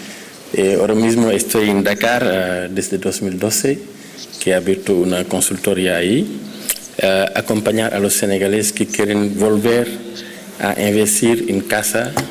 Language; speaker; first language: Spanish; non-native, fluent; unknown